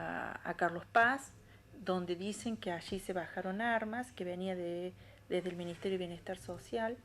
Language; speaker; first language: Spanish; native; Spanish